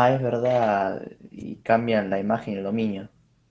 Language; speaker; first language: Spanish; native; Spanish